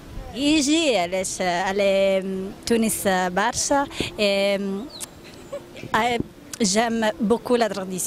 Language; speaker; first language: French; non-native, learner; Italian